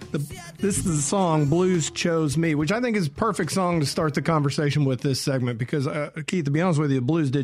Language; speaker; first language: English; native; English